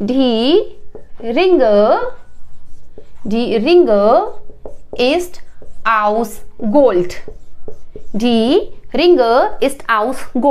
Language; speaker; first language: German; non-native, learner; Hindi